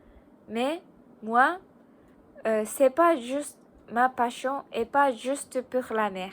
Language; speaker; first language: French; non-native, learner; Japanese